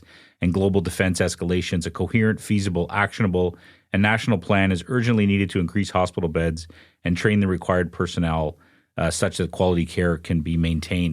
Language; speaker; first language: English; native; English